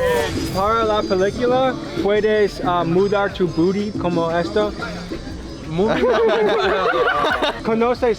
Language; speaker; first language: Spanish; non-native, learner; English